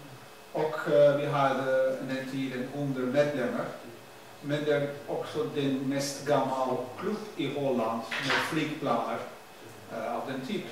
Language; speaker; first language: Swedish; non-native, learner; Dutch